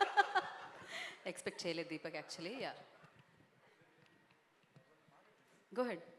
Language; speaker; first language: Telugu; native; Telugu